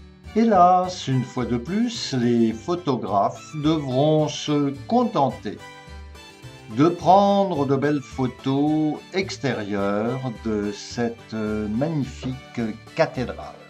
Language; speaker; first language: French; native; French